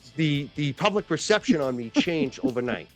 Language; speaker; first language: English; native; English